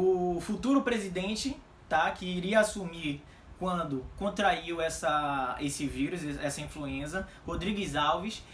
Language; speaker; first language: Portuguese; native; Portuguese